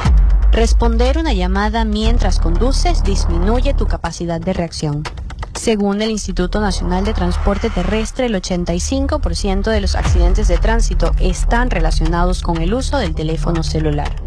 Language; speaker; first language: Spanish; native; Spanish